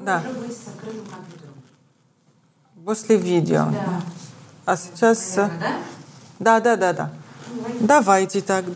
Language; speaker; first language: Russian; non-native, fluent; Arabic